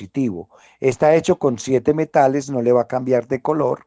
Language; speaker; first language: Spanish; native; Spanish